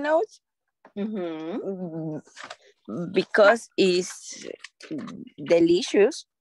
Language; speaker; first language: English; non-native, learner; Spanish